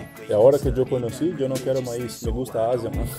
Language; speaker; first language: Spanish; non-native, learner; Portuguese